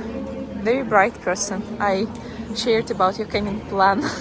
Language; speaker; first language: English; non-native, learner; Russian